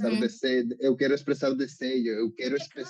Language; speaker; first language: Portuguese; non-native, learner; Spanish